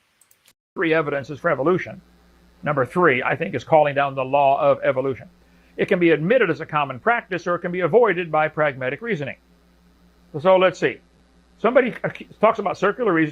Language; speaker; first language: English; native; English